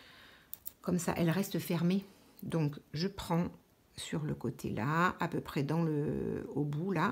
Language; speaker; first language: French; native; French